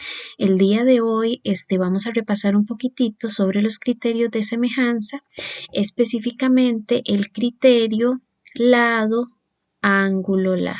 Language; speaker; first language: Spanish; native; Spanish